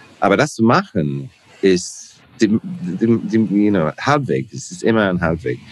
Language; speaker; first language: German; non-native, learner; English